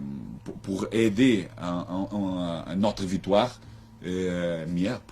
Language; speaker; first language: French; non-native, learner; Portuguese